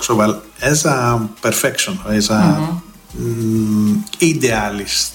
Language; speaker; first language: Hungarian; non-native, learner; Greek